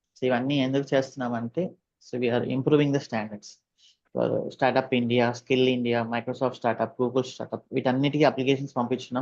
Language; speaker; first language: Telugu; native; Telugu